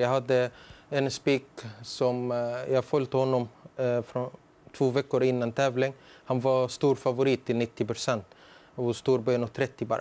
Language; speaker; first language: Swedish; non-native, learner; Arabic